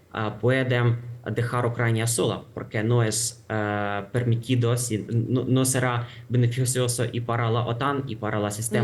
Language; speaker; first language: Spanish; non-native, fluent; Ukrainian